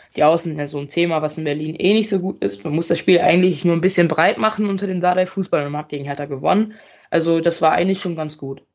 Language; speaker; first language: German; native; German